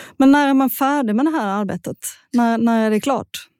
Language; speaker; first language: Swedish; native; Swedish